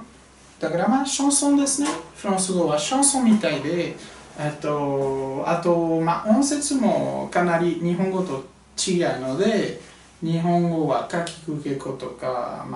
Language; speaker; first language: Japanese; non-native, fluent; French